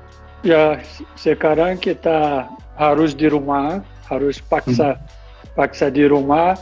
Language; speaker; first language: Indonesian; non-native, fluent; Portuguese